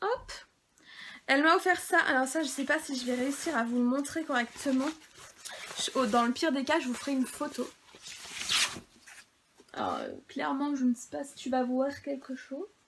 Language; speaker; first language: French; native; French